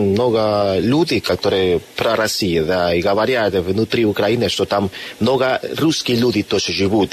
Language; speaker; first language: Russian; non-native, learner; Spanish